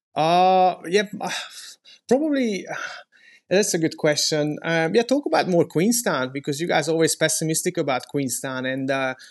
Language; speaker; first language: English; non-native, fluent; Hungarian